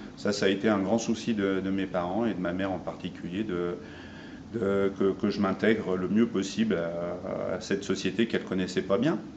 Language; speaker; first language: French; early bilingual, other home language; Armenian